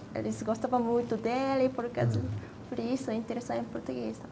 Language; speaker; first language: Portuguese; non-native, fluent; Japanese